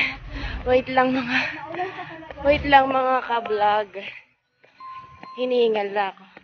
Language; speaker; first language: Filipino; non-native, local second language; Cebuano